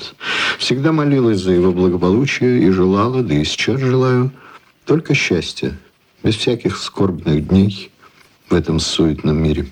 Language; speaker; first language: Russian; native; Russian